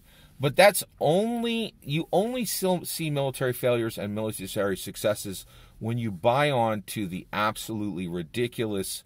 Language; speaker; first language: English; native; English